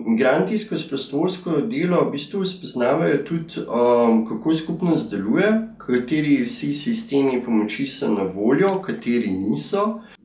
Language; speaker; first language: Slovenian; native; Slovenian